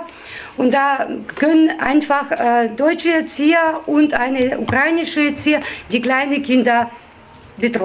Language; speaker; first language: German; non-native, fluent; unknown